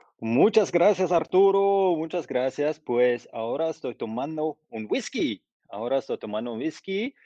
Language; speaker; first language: Spanish; non-native, fluent; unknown